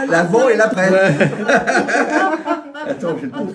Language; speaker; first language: French; native; French